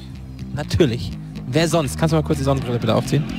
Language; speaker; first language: German; native; German